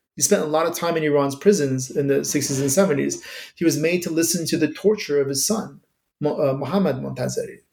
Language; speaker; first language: English; early bilingual, other home language; Persian